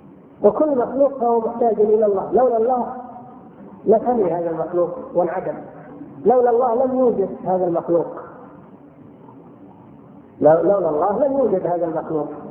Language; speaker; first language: Arabic; native; Arabic